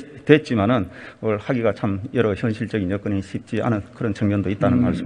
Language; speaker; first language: Korean; native; Korean